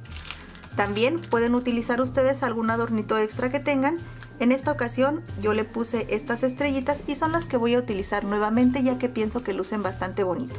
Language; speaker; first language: Spanish; native; Spanish